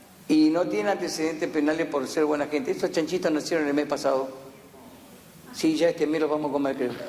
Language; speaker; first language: Spanish; native; Spanish